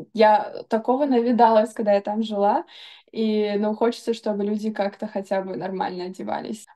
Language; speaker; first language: Russian; early bilingual, heritage; Russian